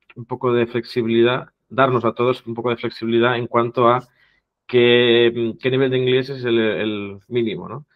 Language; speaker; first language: Spanish; non-native, local second language; Catalan